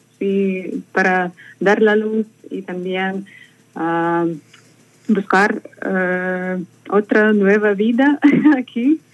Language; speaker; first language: Spanish; non-native, learner; Russian